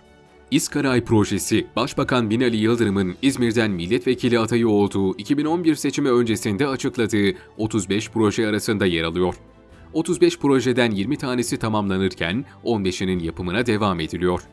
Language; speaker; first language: Turkish; native; Turkish